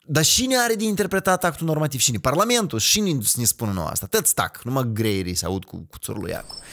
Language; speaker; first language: Romanian; native; Romanian